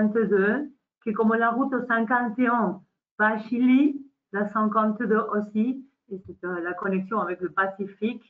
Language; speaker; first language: French; non-native, learner; Spanish